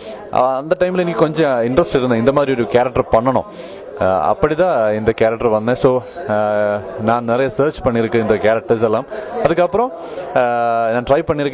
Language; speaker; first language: Tamil; non-native, learner; Malayalam